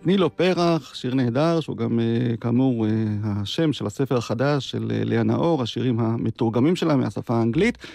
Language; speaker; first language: Hebrew; native; Hebrew